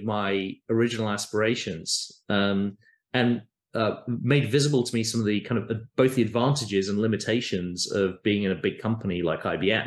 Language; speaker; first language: English; native; English